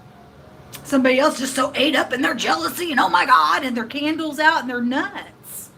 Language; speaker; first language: English; native; English